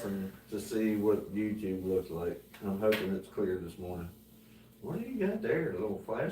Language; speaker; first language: English; native; English